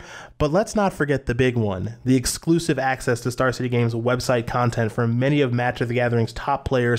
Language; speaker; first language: English; native; English